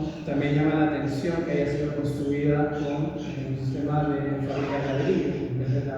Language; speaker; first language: Spanish; native; Spanish